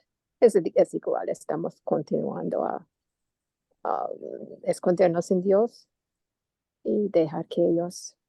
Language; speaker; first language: Spanish; non-native, learner; English